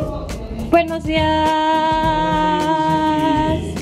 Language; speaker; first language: Spanish; non-native, fluent; Japanese